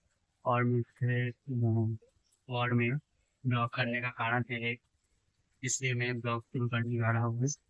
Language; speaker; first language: Hindi; non-native, local second language; Bangla